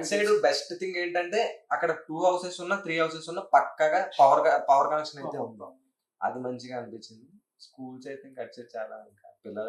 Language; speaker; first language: Telugu; native; Telugu